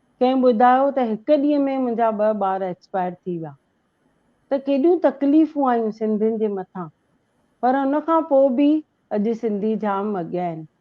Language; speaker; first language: Sindhi; native; Sindhi